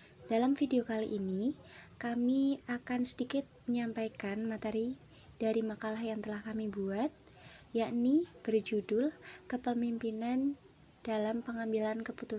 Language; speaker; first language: Indonesian; native; Indonesian